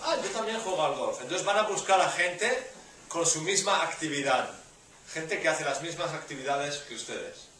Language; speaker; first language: Spanish; non-native, fluent; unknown